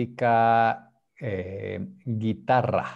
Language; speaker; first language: Spanish; non-native, fluent; English